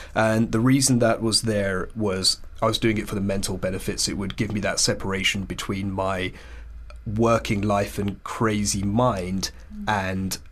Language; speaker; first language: English; early bilingual, other home language; Hindi